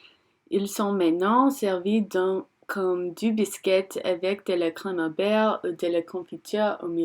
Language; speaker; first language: French; non-native, learner; English